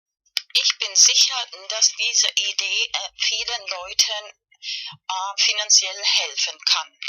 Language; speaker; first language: German; non-native, fluent; Spanish